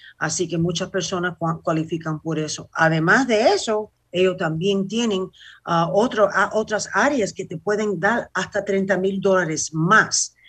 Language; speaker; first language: Spanish; early bilingual, heritage; Spanish